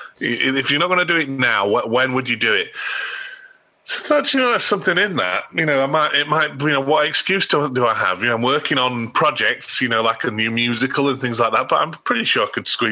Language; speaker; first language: English; native; English